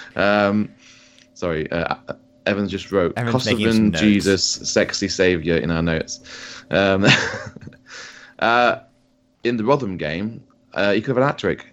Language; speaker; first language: English; native; English